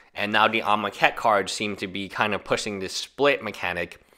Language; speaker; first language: English; native; English